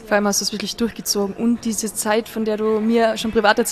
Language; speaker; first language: German; native; German